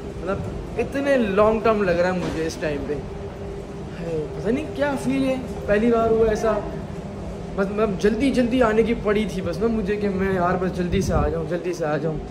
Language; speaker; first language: Urdu; native; Urdu